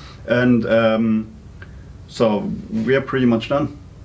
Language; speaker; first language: English; non-native, fluent; German